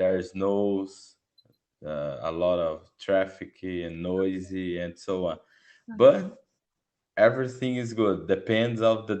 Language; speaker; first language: English; non-native, learner; Portuguese